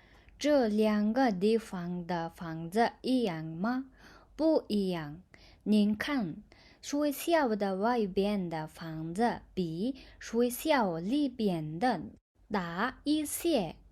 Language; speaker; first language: Chinese; non-native, fluent; Mongolian